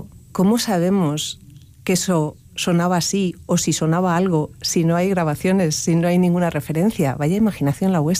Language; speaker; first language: Spanish; native; Spanish